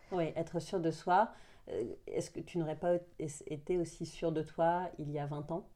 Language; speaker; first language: French; native; French